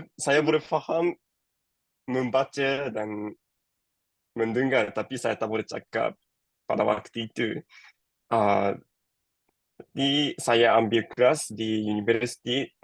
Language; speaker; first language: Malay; non-native, learner; Japanese